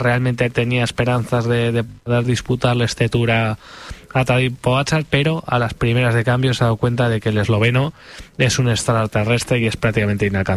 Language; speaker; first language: Spanish; native; Spanish